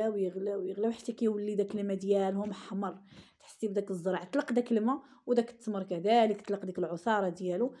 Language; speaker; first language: Arabic; native; Arabic